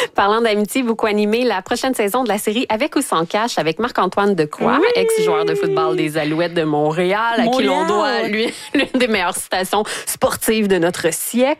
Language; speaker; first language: French; native; French